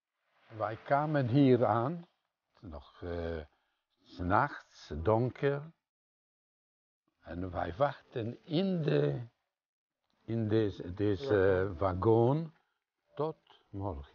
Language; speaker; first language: Dutch; non-native, fluent; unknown